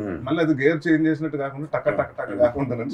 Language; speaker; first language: Telugu; native; Telugu